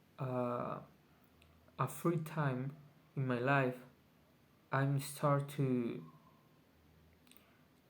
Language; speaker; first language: English; non-native, learner; Spanish